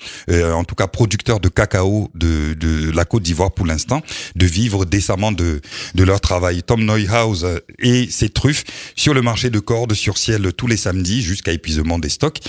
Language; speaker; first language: French; native; French